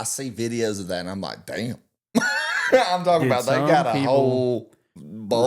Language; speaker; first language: English; native; English